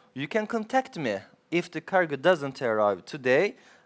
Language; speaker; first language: English; non-native, fluent; Turkish